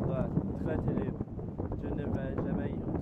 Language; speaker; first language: French; non-native, learner; English